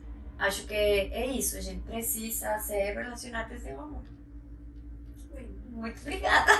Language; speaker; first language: Portuguese; non-native, fluent; Spanish